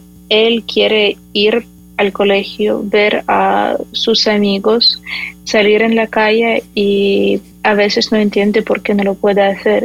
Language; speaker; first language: Spanish; non-native, fluent; Ukrainian